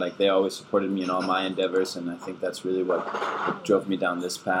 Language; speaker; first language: English; early bilingual, other home language; German